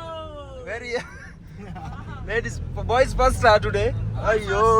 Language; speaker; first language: English; non-native, local second language; Tulu